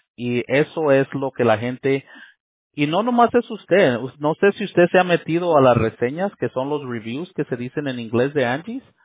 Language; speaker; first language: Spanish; early bilingual, heritage; Spanish